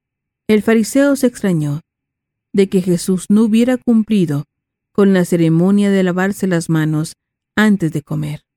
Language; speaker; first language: Spanish; native; Spanish